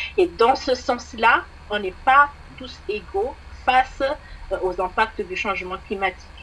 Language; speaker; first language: French; non-native, local second language; Malagasy